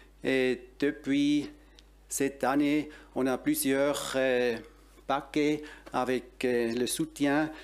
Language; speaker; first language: French; non-native, local second language; German